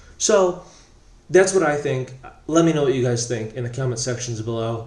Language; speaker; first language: English; native; English